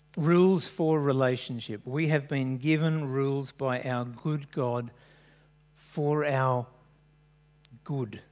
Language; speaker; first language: English; native; English